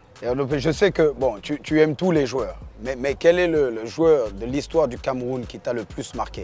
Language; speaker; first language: French; native; French